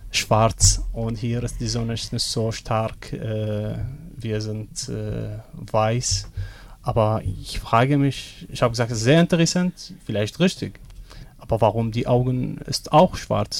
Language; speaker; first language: German; non-native, learner; Arabic